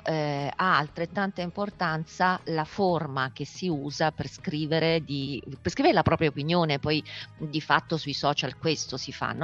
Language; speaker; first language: Italian; native; Italian